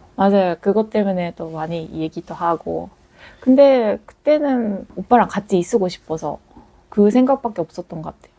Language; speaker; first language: Korean; non-native, fluent; Japanese